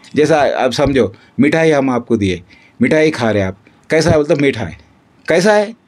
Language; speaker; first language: Hindi; non-native, local second language; Kannada